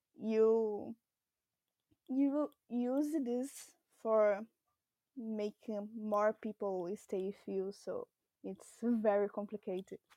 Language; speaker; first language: English; non-native, learner; Portuguese